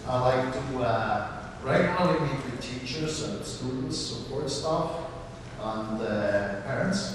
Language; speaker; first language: English; non-native, fluent; Swiss German